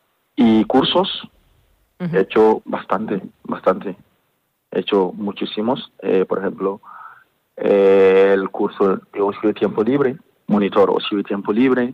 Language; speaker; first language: Spanish; non-native, fluent; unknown